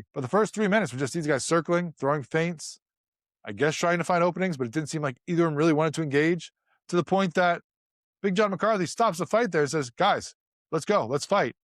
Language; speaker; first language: English; native; English